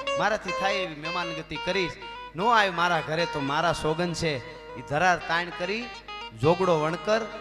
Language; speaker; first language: Gujarati; native; Gujarati